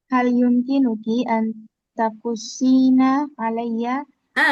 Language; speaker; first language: Arabic; non-native, learner; Indonesian